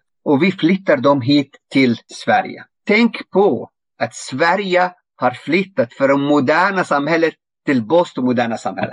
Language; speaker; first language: Swedish; non-native, fluent; Arabic